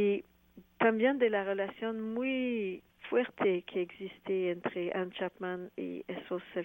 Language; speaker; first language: Spanish; non-native, fluent; French